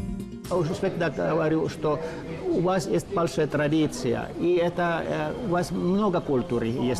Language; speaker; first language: Russian; non-native, learner; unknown